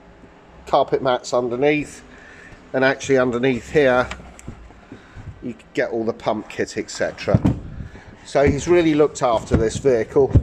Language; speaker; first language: English; native; English